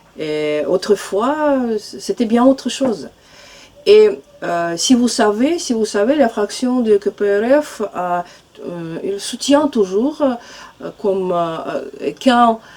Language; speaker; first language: French; non-native, fluent; Russian